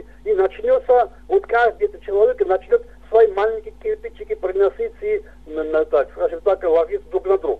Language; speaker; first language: Russian; non-native, local second language; Georgian